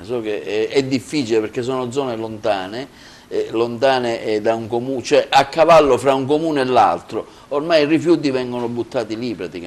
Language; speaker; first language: Italian; native; Italian